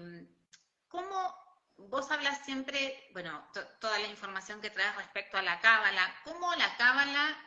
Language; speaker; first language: Spanish; native; Spanish